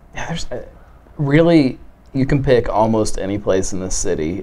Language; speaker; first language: English; native; English